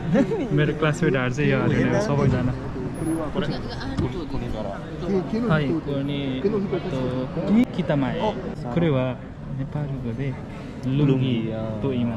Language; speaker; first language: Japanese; non-native, learner; Nepali